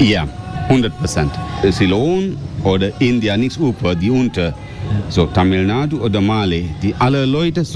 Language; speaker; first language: German; non-native, learner; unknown